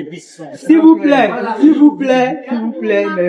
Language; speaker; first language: French; non-native, learner; Korean